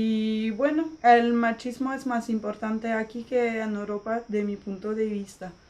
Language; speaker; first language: Spanish; non-native, fluent; French